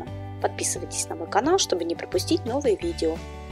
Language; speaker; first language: Russian; native; Russian